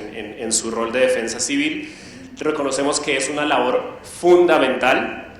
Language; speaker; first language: Spanish; native; Spanish